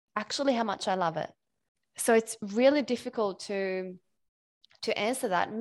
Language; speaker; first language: English; non-native, fluent; Swedish